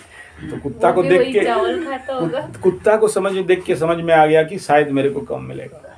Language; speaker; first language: Hindi; non-native, local second language; Odia